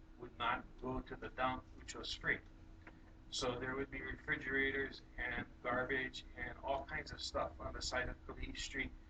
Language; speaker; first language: English; native; English